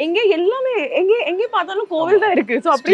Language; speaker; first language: Tamil; non-native, local second language; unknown